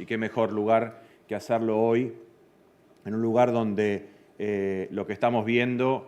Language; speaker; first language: Spanish; native; Spanish